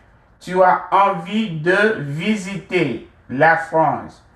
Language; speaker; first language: French; non-native, fluent; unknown